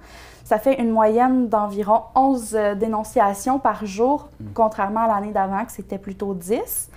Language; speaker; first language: French; native; French